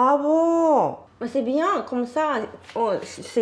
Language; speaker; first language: French; non-native, learner; Japanese